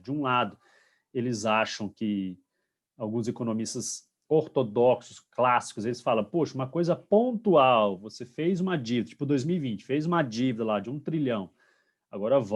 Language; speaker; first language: Portuguese; native; Portuguese